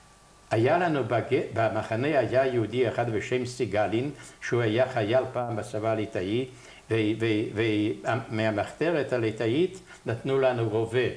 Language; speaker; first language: Hebrew; non-native, fluent; Yiddish